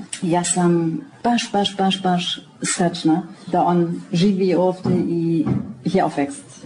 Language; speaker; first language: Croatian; non-native, learner; German